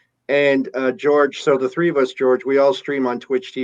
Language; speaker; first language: English; native; English